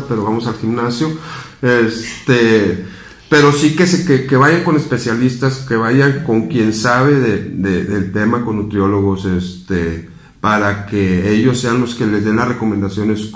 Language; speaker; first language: Spanish; native; Spanish